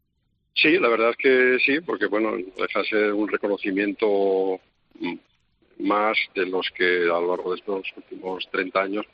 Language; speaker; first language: Spanish; native; Spanish